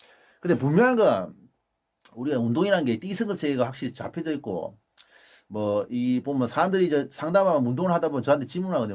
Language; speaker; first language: Korean; native; Korean